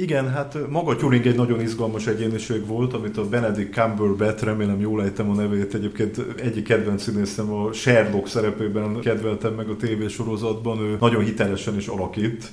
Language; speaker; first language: Hungarian; native; Hungarian